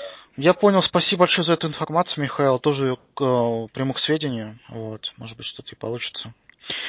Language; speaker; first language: Russian; native; Russian